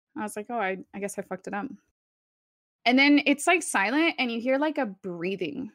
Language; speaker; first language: English; early bilingual, other home language; Spanish